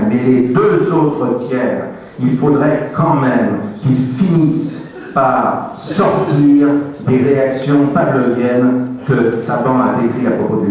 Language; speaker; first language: French; native; French